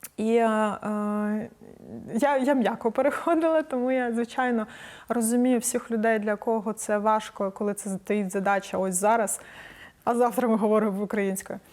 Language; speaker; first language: Ukrainian; non-native, local second language; Russian